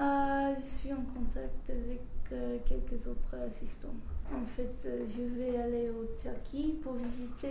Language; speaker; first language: French; non-native, fluent; English